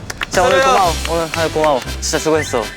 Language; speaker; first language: Korean; non-native, learner; Japanese